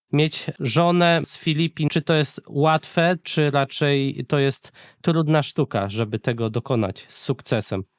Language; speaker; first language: Polish; native; Polish